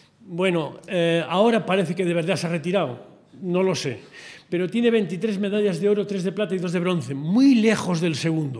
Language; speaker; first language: Spanish; native; Spanish